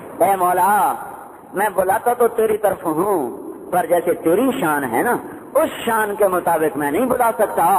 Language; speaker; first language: Urdu; non-native, local second language; Punjabi